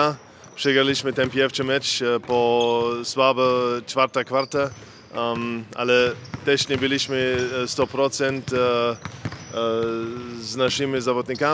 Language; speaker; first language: Polish; non-native, fluent; German